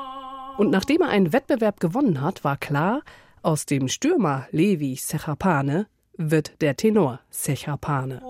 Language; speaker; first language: German; native; German